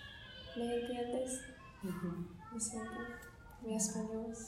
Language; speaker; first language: Spanish; non-native, learner; English